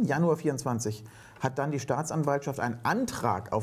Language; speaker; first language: German; native; German